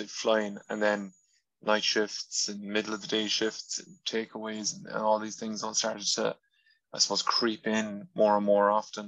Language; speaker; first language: English; non-native, local second language; Irish